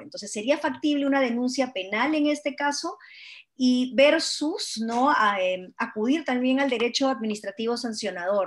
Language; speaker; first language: Spanish; native; Spanish